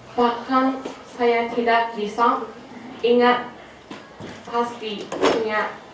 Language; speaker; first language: Indonesian; non-native, learner; Japanese